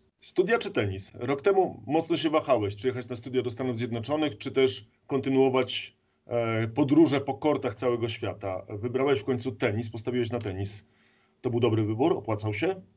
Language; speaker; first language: Polish; native; Polish